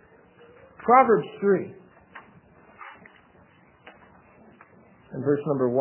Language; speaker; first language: English; native; English